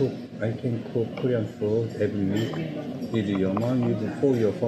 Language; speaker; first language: English; non-native, learner; Korean